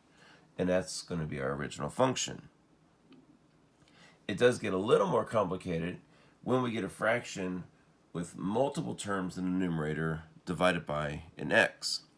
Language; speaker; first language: English; native; English